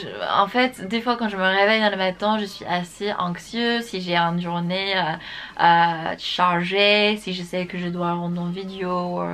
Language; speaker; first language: French; non-native, fluent; English